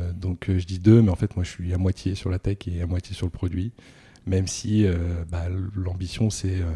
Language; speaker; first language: French; native; French